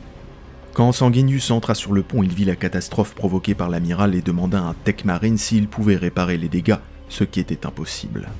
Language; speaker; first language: French; native; French